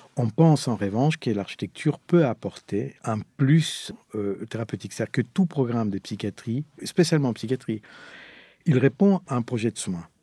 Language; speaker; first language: French; non-native, fluent; Spanish